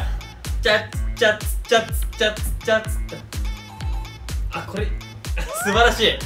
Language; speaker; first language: Japanese; native; Japanese